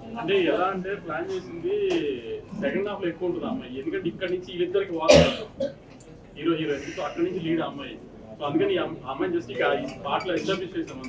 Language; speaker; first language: Telugu; native; Telugu